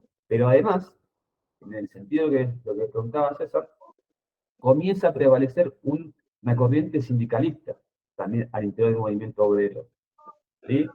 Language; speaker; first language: Spanish; native; Spanish